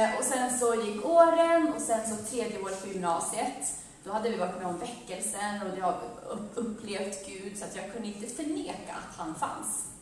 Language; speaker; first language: Swedish; early bilingual, other home language; Amharic